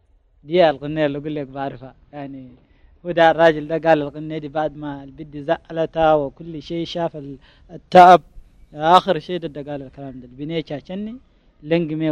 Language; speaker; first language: Arabic; native; Arabic